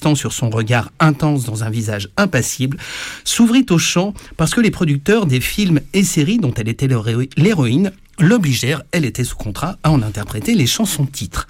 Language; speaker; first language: French; native; French